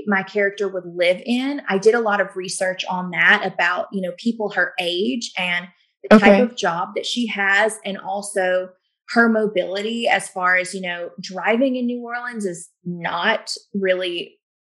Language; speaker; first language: English; native; English